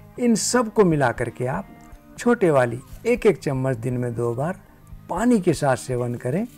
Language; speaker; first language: Hindi; native; Hindi